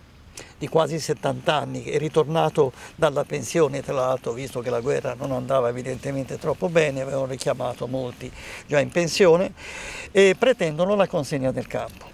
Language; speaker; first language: Italian; native; Italian